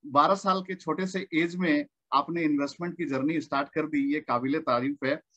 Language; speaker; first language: Hindi; native; Hindi